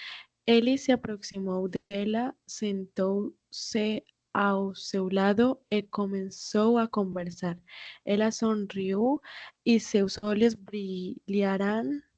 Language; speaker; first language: Portuguese; non-native, learner; Spanish